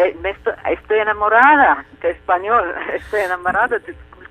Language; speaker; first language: Spanish; non-native, fluent; Turkish